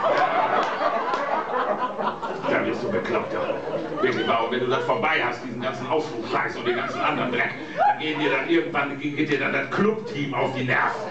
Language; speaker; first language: German; native; German